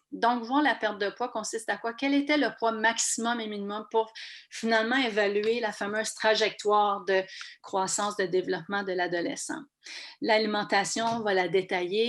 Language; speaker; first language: French; native; French